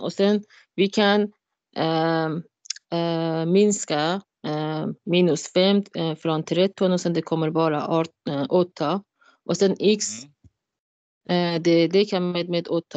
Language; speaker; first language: Swedish; non-native, learner; Arabic